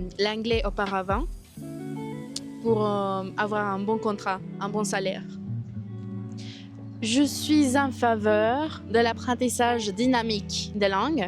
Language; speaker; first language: French; non-native, fluent; Spanish